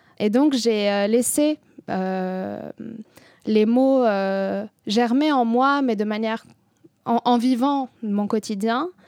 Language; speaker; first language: French; non-native, local second language; Arabic